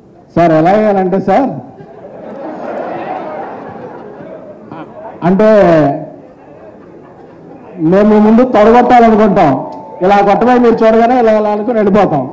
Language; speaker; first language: Telugu; native; Telugu